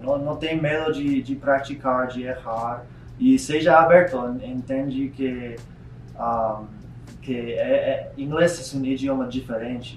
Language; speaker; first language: Portuguese; non-native, learner; English